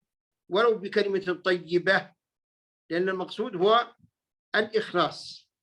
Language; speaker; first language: Arabic; native; Arabic